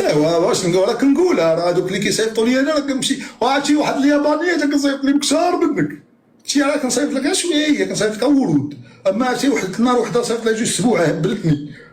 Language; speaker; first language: Arabic; native; Arabic